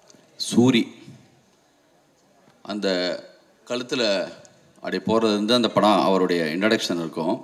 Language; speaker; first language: Tamil; native; Tamil